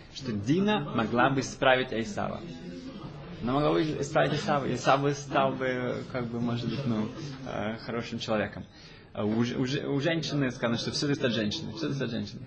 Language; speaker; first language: Russian; early bilingual, heritage; Russian